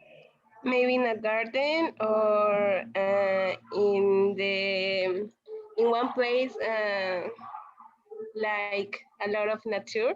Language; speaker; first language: English; non-native, learner; Spanish